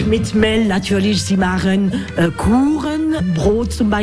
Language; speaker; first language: German; non-native, learner; French